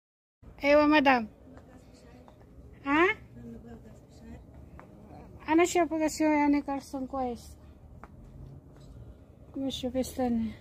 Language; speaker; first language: Arabic; non-native, learner; Filipino